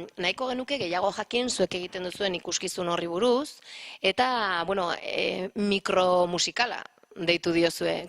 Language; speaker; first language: Basque; native; Basque